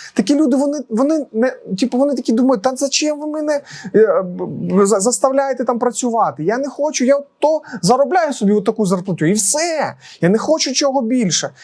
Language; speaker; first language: Ukrainian; non-native, local second language; Russian